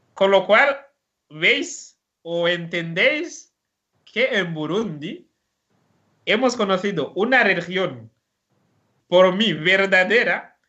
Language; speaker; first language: Spanish; non-native, fluent; Rundi